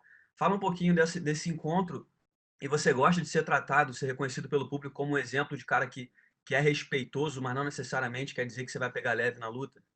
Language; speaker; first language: Portuguese; native; Portuguese